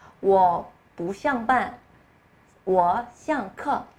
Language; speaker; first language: Chinese; non-native, learner; Korean